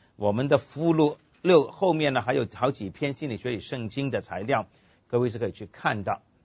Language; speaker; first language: Chinese; non-native, local second language; Cantonese